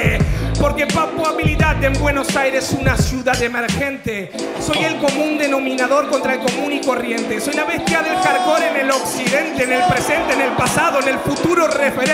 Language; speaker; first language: Spanish; native; Spanish